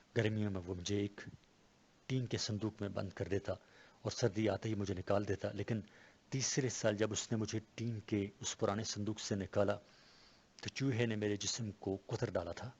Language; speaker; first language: Urdu; non-native, local second language; Pashto